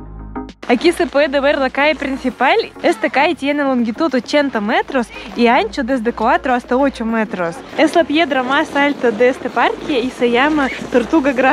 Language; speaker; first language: Spanish; non-native, fluent; Russian